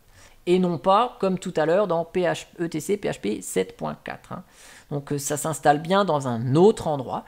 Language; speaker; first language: French; native; French